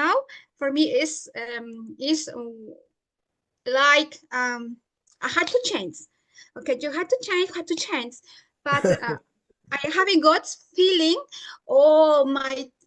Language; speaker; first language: English; non-native, learner; Spanish